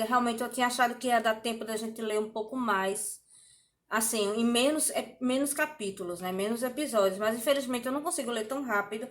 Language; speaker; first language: Portuguese; native; Portuguese